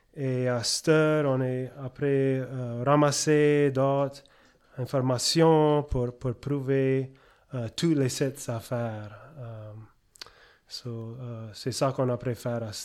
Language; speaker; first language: French; early bilingual, heritage; French